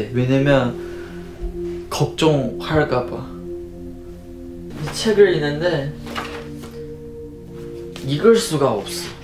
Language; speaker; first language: Korean; non-native, fluent; Chinese